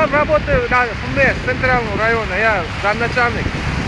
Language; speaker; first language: Russian; non-native, learner; Uzbek